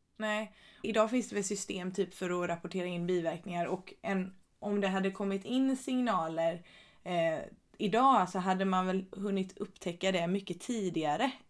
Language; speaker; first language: Swedish; native; Swedish